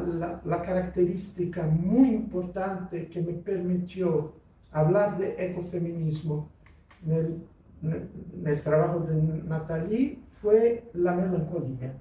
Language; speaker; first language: Spanish; non-native, fluent; Portuguese